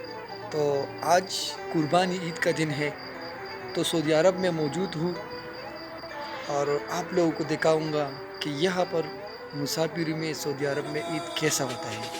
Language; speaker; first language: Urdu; non-native, local second language; Pashto